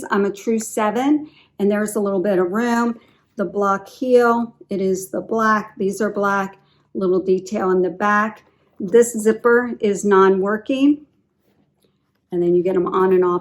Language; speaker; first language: English; native; English